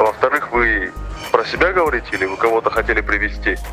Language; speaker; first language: Russian; native; Russian